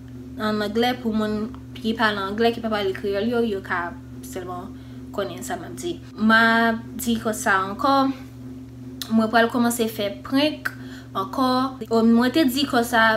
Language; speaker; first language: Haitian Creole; early bilingual, heritage; English